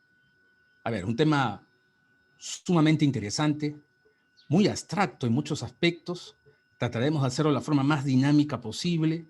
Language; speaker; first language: Spanish; native; Spanish